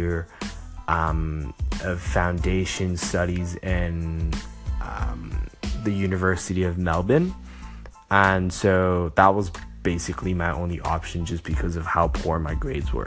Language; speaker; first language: English; non-native, local second language; Cantonese